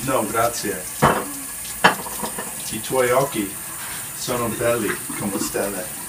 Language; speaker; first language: Italian; non-native, learner; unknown